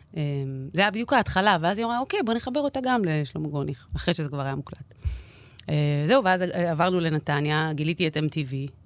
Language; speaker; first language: Hebrew; native; Hebrew